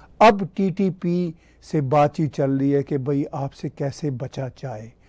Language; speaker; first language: Urdu; native; Urdu